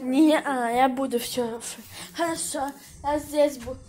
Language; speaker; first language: Russian; non-native, local second language; Polish